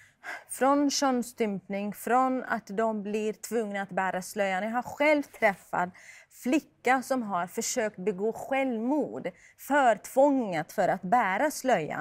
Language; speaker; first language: Swedish; non-native, fluent; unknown